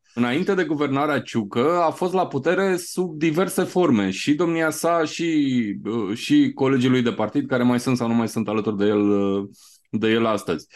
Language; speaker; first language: Romanian; native; Romanian